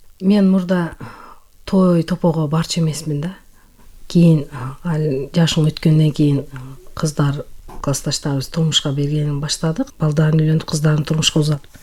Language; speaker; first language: Kyrgyz; non-native, local second language; Turkish